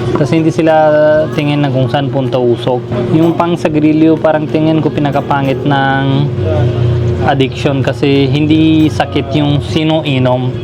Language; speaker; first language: Filipino; non-native, learner; Hindi